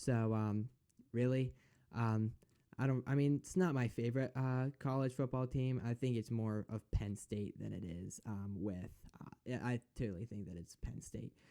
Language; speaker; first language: English; native; English